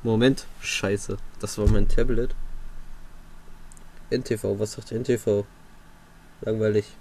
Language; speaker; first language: German; native; German